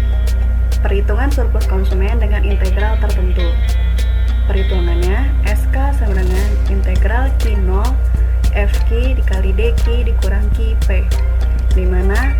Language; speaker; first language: Indonesian; native; Indonesian